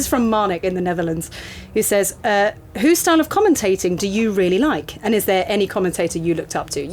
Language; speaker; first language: English; native; English